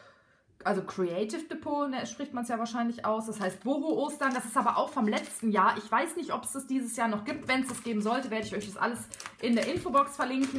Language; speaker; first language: German; native; German